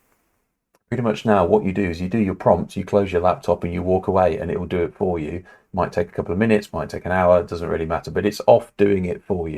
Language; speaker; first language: English; native; English